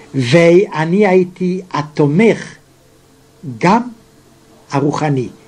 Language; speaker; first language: Hebrew; non-native, fluent; Yiddish